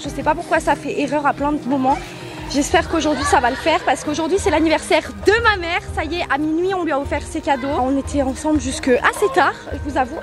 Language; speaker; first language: French; native; French